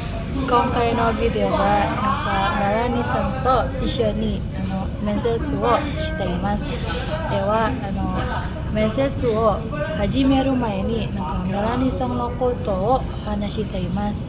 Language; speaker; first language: Japanese; non-native, learner; Indonesian